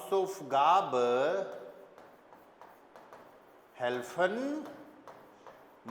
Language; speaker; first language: German; non-native, fluent; Hindi